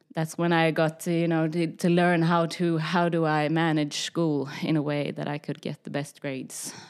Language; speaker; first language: English; early bilingual, other home language; Swedish